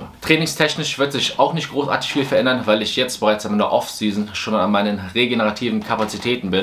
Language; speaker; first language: German; native; German